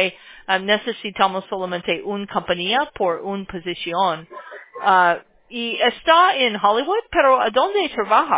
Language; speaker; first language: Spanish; non-native, learner; English